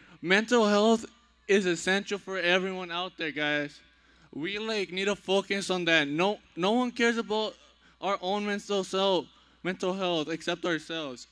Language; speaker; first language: English; early bilingual, other home language; Spanish